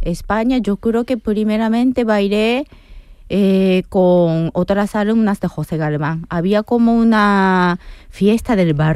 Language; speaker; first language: Spanish; non-native, fluent; Japanese